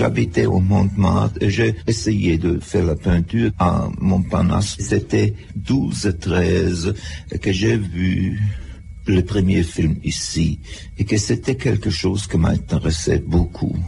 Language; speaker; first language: French; non-native, fluent; German